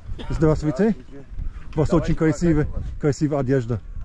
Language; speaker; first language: Russian; non-native, learner; English